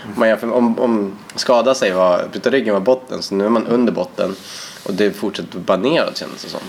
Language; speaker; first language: Swedish; native; Swedish